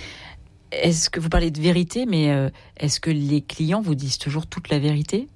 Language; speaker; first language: French; native; French